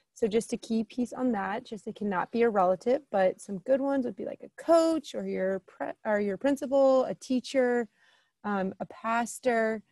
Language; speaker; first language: English; native; English